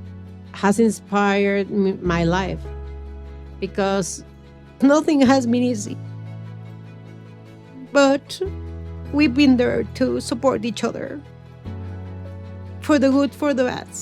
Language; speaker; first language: English; non-native, fluent; Spanish